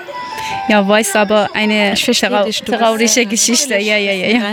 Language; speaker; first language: German; non-native, learner; Persian